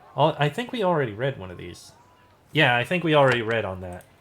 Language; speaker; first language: English; native; English